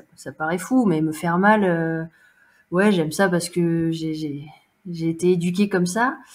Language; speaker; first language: French; native; French